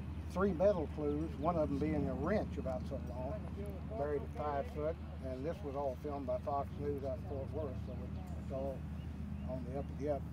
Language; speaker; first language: English; native; English